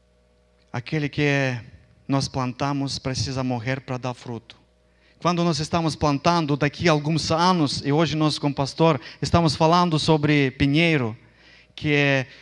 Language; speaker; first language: Portuguese; non-native, fluent; Ukrainian